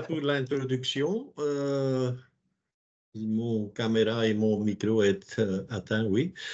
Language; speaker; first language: French; non-native, local second language; Dutch